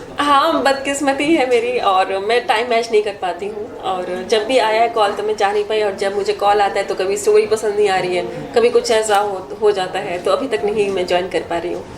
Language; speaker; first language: Hindi; native; Hindi